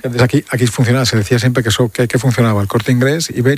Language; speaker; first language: Spanish; native; Spanish